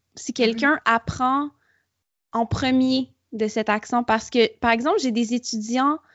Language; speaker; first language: French; native; French